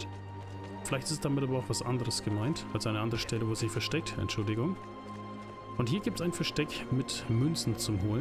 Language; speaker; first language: German; native; German